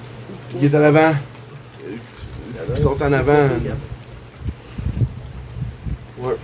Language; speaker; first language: French; native; French